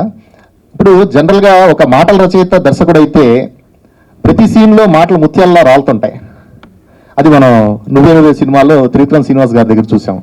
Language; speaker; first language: Telugu; native; Telugu